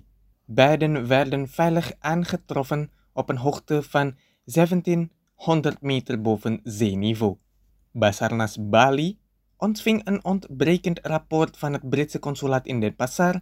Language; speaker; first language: Dutch; non-native, fluent; Indonesian